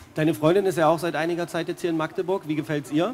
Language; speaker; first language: German; native; German